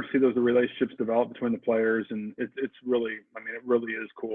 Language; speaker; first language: English; native; English